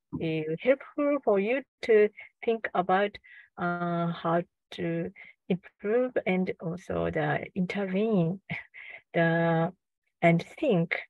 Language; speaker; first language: English; non-native, learner; Japanese